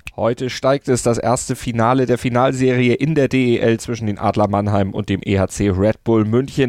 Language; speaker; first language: German; native; German